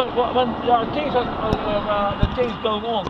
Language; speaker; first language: English; non-native, learner; Dutch